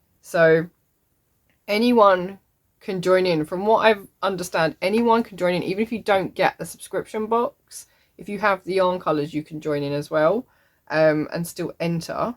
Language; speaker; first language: English; native; English